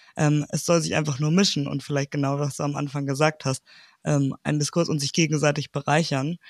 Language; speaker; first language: German; native; German